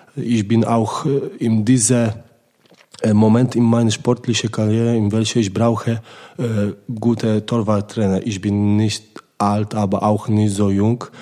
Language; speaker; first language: German; non-native, learner; Polish